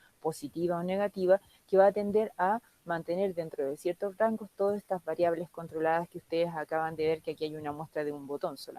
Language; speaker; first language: Spanish; native; Spanish